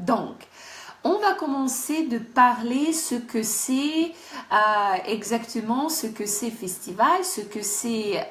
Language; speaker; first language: French; non-native, fluent; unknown